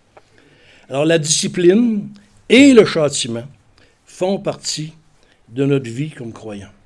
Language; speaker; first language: French; native; French